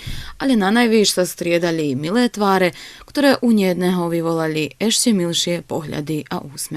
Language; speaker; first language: Slovak; native; Slovak